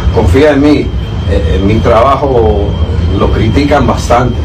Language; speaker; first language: Spanish; early bilingual, heritage; Spanish